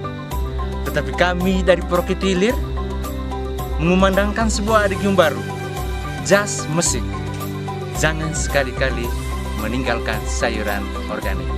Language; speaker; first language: Indonesian; native; Indonesian